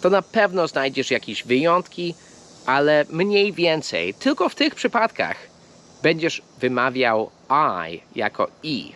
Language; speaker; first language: Polish; non-native, fluent; English